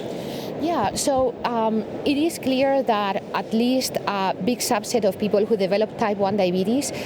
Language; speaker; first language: English; non-native, fluent; Spanish